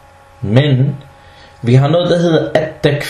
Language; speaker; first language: Danish; early bilingual, other home language; Arabic